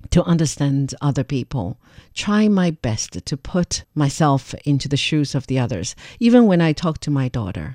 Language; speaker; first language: English; non-native, fluent; Chinese